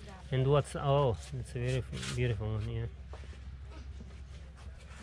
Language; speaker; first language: English; non-native, learner; Portuguese